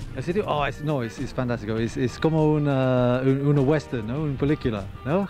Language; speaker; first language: Spanish; non-native, learner; English